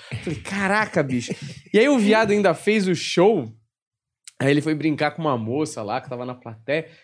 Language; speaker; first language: Portuguese; native; Portuguese